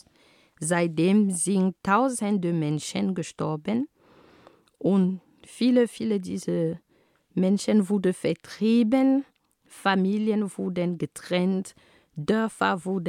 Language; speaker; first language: German; non-native, fluent; Ghomala